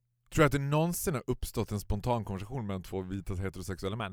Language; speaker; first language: Swedish; native; Swedish